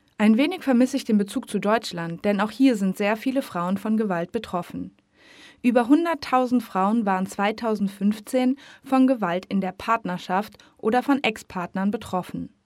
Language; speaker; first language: German; native; German